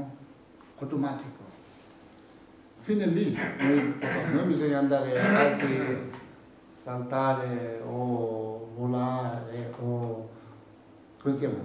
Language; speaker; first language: Italian; non-native, learner; Tibetan